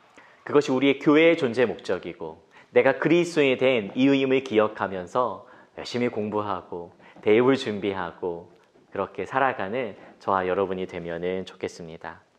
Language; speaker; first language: Korean; native; Korean